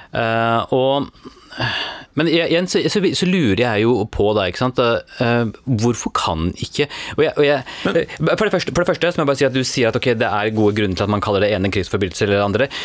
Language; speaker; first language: Norwegian; early bilingual, other home language; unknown